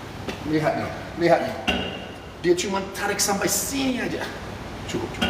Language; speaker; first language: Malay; non-native, fluent; English